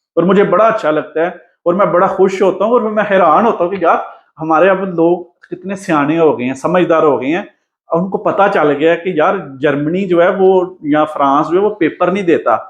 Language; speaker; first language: Urdu; non-native, local second language; Punjabi